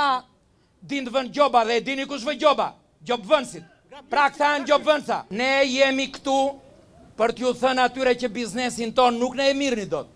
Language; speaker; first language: Albanian; native; Albanian